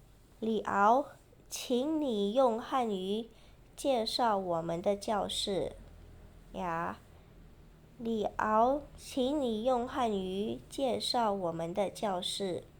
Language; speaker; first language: Chinese; non-native, fluent; Indonesian